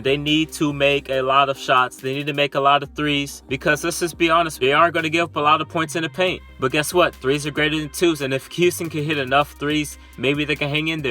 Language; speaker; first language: English; native; English